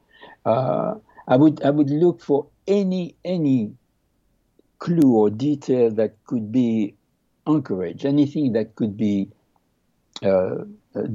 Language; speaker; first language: English; non-native, fluent; French